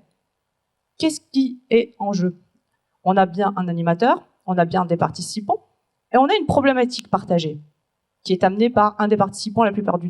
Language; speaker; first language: French; native; French